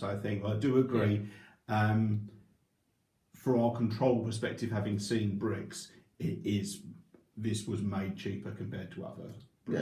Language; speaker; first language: English; native; English